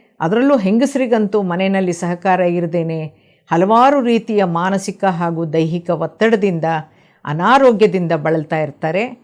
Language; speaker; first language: Kannada; non-native, local second language; Telugu